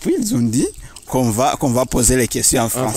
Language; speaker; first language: French; non-native, learner; Rundi